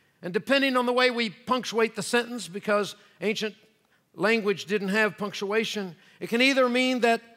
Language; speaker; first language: English; native; English